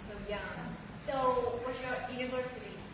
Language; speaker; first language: English; non-native, fluent; Vietnamese